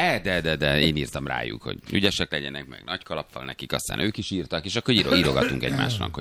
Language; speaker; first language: Hungarian; native; Hungarian